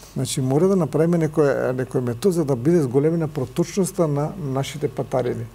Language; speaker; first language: Macedonian; native; Macedonian